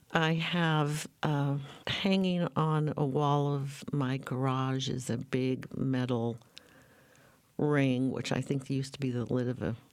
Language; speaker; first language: English; native; English